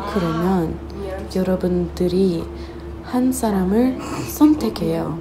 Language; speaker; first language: Korean; non-native, learner; English